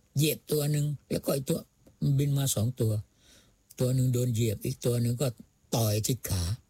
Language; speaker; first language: Thai; non-native, local second language; Malay